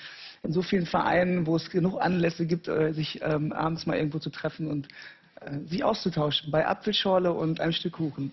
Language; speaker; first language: German; native; German